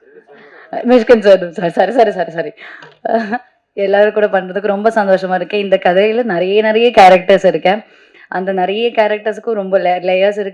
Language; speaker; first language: Tamil; non-native, learner; Malayalam